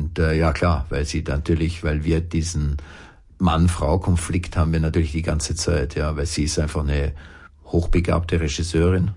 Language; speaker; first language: German; native; German